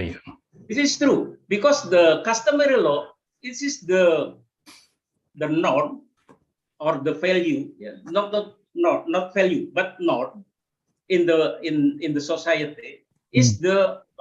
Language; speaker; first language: English; non-native, learner; Indonesian